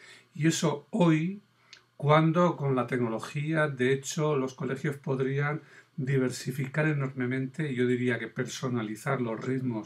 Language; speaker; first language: Spanish; native; Spanish